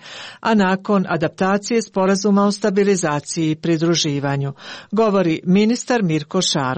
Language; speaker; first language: Croatian; native; Croatian